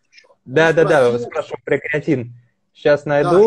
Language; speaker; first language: Russian; native; Russian